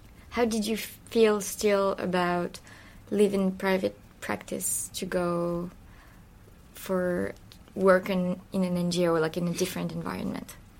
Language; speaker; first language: English; non-native, fluent; French